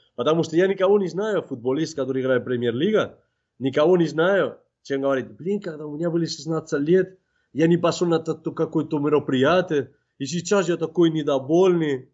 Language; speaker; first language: Russian; non-native, fluent; Spanish